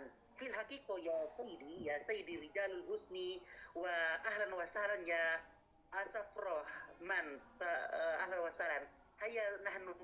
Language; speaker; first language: Arabic; non-native, learner; Indonesian